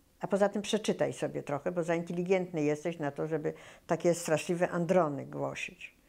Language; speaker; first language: Polish; native; Polish